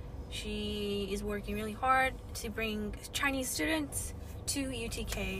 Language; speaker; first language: English; non-native, fluent; Japanese